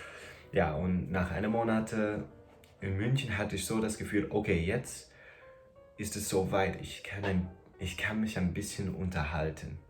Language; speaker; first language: German; non-native, fluent; English